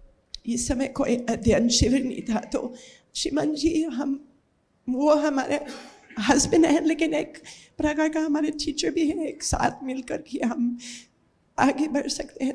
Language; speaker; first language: Hindi; non-native, learner; English